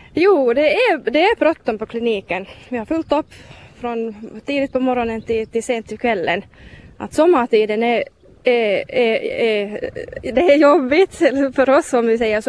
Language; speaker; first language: Swedish; non-native, local second language; Finnish